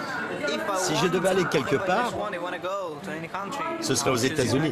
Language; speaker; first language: French; non-native, fluent; Persian